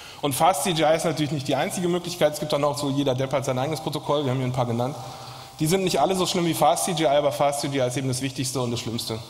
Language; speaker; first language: German; native; German